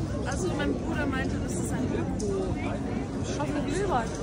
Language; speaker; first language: German; non-native, learner; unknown